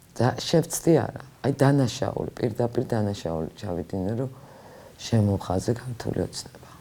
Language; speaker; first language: Georgian; native; Georgian